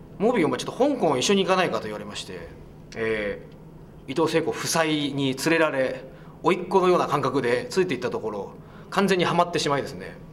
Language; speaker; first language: Japanese; native; Japanese